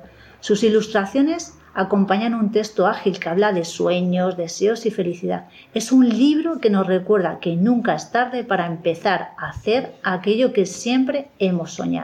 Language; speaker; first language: Spanish; native; Spanish